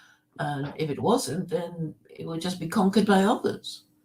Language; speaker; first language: English; native; English